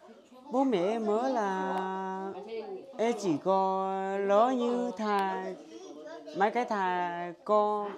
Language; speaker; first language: Vietnamese; non-native, local second language; Hmong